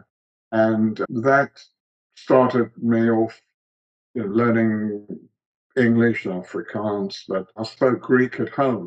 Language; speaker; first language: English; early bilingual, other home language; Greek